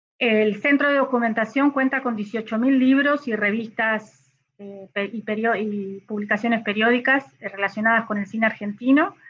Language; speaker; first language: Spanish; native; Spanish